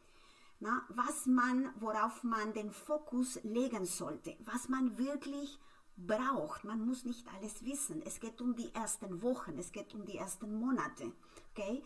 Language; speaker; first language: German; non-native, fluent; Spanish